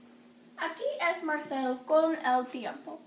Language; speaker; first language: Spanish; non-native, learner; English